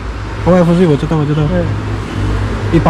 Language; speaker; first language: Chinese; non-native, learner; Indonesian